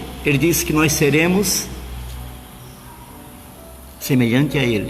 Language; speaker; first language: Portuguese; native; Portuguese